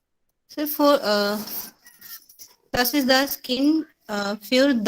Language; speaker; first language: German; non-native, learner; Hindi